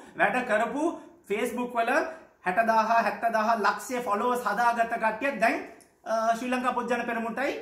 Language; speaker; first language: Sinhala; non-native, local second language; Tamil